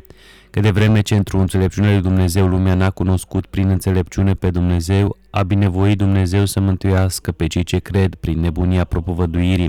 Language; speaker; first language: Romanian; native; Romanian